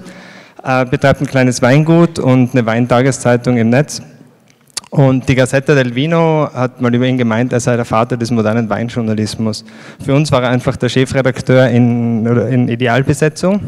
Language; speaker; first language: German; native; German